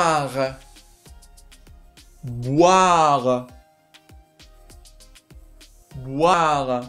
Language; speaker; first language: French; non-native, fluent; Persian